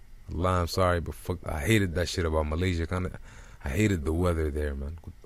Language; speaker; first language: English; early bilingual, other home language; Arabic